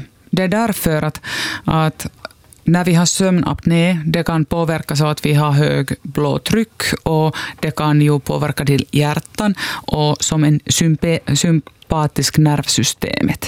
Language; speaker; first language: Swedish; non-native, local second language; Finnish